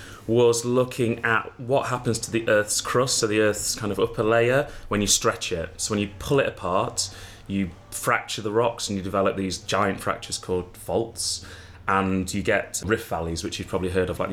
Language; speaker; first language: English; native; English